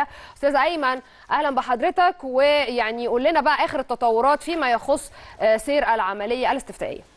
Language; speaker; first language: Arabic; native; Arabic